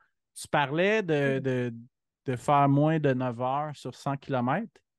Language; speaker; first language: French; native; French